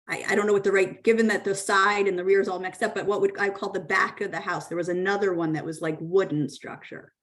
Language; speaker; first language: English; native; English